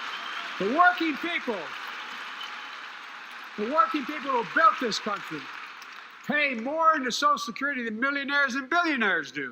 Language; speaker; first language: English; native; English